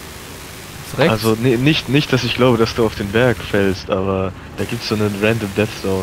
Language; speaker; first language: German; native; German